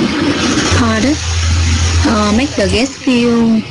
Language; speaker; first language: English; non-native, learner; Vietnamese